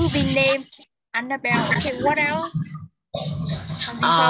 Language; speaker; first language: English; non-native, fluent; Vietnamese